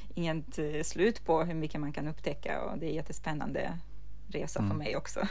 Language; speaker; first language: Swedish; non-native, fluent; Ukrainian